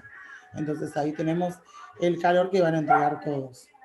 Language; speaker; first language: Spanish; native; Spanish